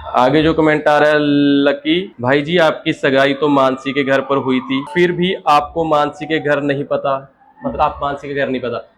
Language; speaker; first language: Hindi; native; Hindi